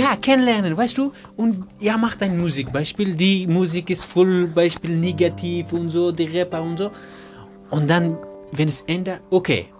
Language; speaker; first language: German; non-native, learner; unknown